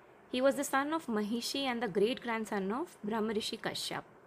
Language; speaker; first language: English; non-native, local second language; Hindi